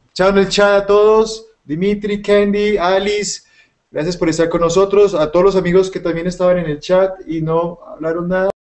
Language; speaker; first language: Spanish; native; Spanish